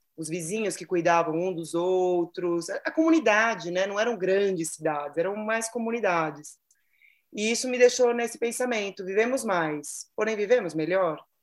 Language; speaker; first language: Portuguese; native; Portuguese